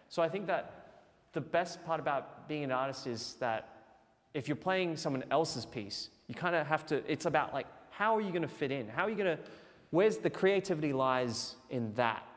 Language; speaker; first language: English; native; English